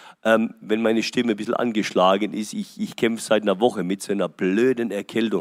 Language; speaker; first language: German; native; German